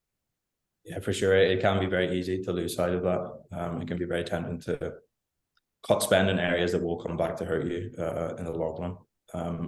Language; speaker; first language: English; native; English